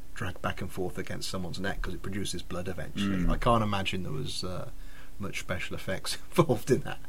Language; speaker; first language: English; native; English